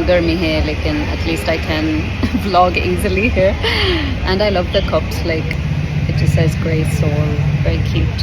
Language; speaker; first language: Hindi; non-native, learner; English